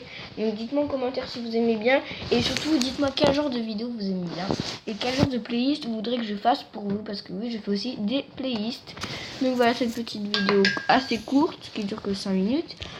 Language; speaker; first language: French; native; French